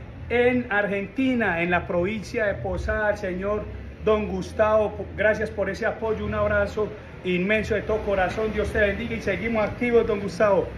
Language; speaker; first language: Spanish; native; Spanish